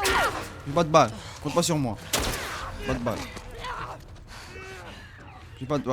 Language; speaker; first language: French; native; French